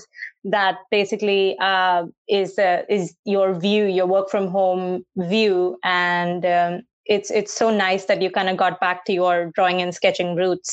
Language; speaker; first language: English; non-native, local second language; Hindi